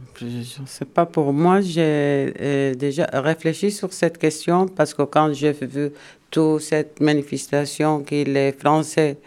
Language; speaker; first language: French; non-native, learner; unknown